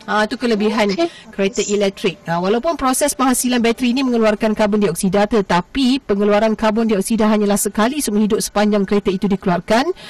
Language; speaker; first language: Malay; native; Malay